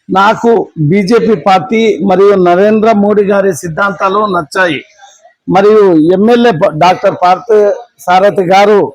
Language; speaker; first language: Telugu; native; Telugu